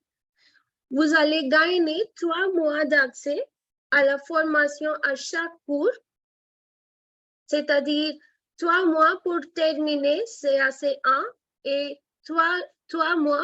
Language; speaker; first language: French; non-native, fluent; Hindi